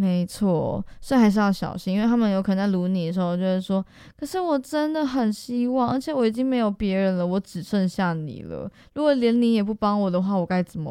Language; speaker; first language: Chinese; native; Chinese